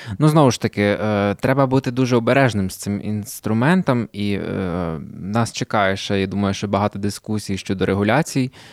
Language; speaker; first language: Ukrainian; native; Ukrainian